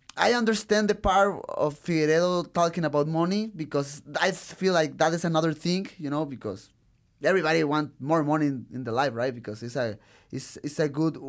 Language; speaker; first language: English; non-native, learner; Spanish